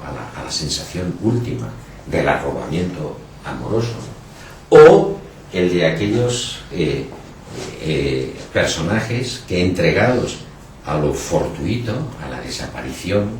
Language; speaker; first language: Spanish; native; Spanish